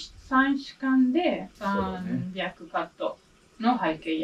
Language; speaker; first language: Japanese; non-native, learner; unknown